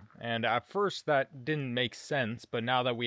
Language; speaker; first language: English; native; English